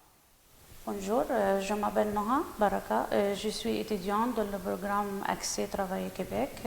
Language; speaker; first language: French; non-native, learner; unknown